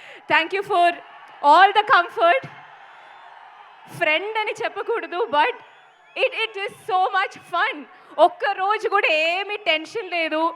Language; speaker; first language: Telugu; non-native, fluent; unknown